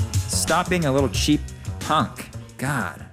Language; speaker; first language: English; native; English